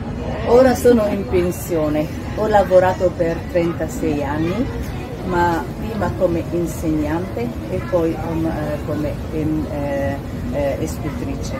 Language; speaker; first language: Italian; non-native, fluent; Arabic